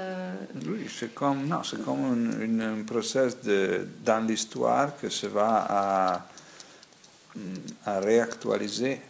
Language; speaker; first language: French; non-native, fluent; Italian